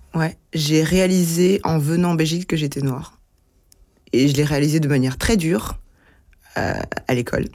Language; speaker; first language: French; early bilingual, other home language; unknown